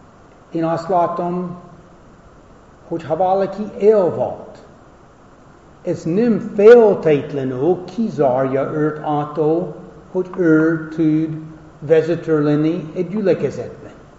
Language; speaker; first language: Hungarian; non-native, fluent; English